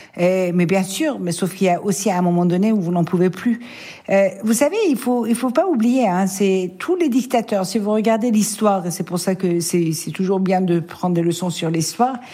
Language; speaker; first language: French; non-native, fluent; Persian